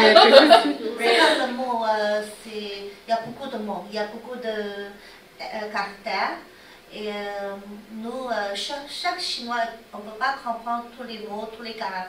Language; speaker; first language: French; non-native, learner; Chinese